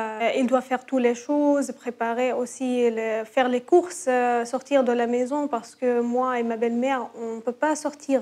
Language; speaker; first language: French; non-native, learner; Arabic